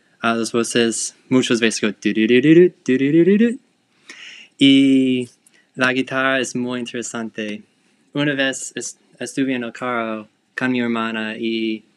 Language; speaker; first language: Spanish; non-native, learner; English